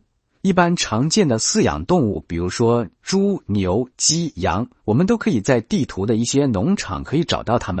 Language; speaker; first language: Chinese; native; Chinese